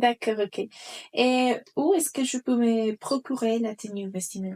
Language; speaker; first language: French; non-native, fluent; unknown